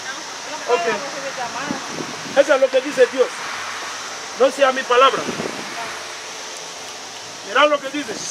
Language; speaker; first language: Spanish; non-native, learner; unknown